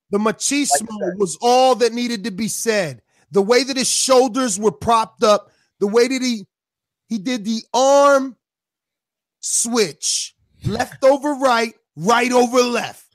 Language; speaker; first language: English; native; English